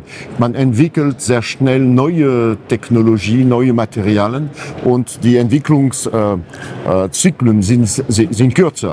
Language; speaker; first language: German; non-native, fluent; French